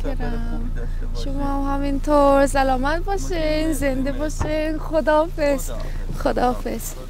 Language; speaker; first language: Persian; non-native, fluent; Korean